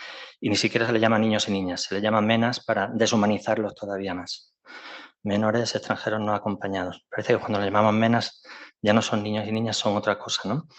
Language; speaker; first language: Spanish; native; Spanish